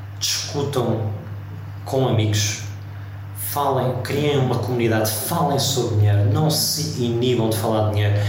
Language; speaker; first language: Portuguese; early bilingual, heritage; Portuguese